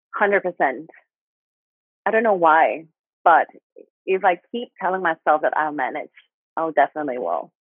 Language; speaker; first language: English; non-native, fluent; Thai